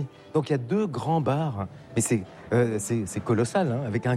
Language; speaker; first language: French; native; French